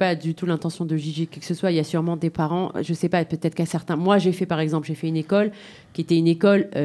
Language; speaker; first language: French; native; French